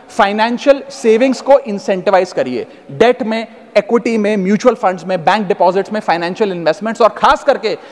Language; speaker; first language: Hindi; native; Hindi